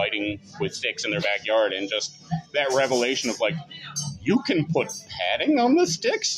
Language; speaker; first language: English; native; English